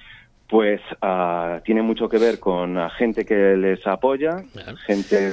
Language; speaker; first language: Spanish; native; Spanish